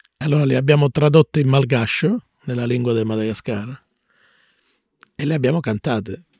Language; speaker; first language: Italian; native; Italian